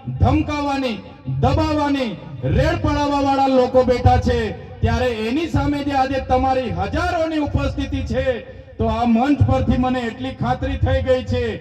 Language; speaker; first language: Gujarati; non-native, local second language; Vasavi